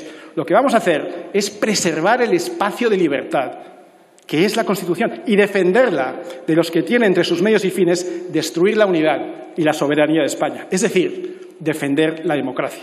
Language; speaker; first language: Spanish; native; Spanish